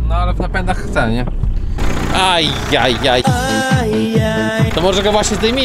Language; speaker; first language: Polish; native; Polish